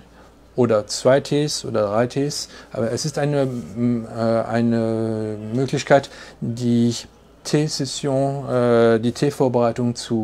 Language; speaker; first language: German; non-native, fluent; French